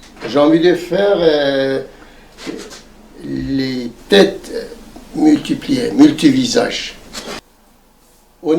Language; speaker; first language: French; non-native, learner; Turkish